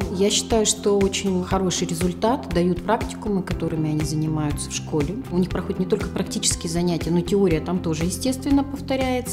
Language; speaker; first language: Russian; native; Russian